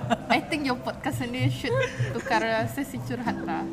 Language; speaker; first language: English; non-native, local second language; Malay